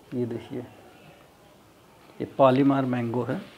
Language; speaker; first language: Hindi; native; Hindi